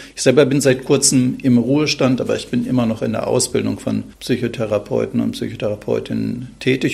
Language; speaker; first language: German; native; German